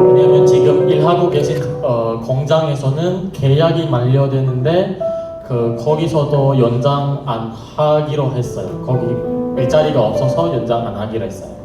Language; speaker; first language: Korean; non-native, fluent; Indonesian